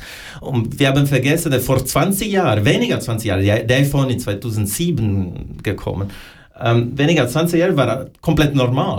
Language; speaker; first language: German; non-native, learner; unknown